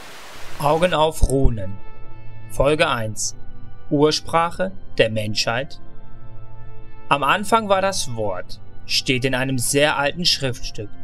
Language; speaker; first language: German; native; German